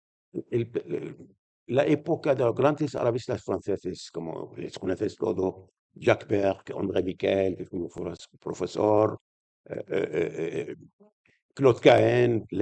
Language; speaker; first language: Spanish; non-native, fluent; Arabic